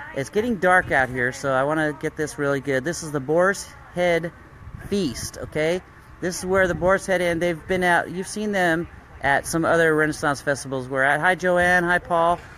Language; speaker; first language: English; native; English